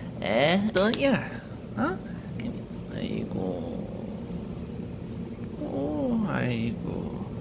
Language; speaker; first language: Korean; non-native, learner; English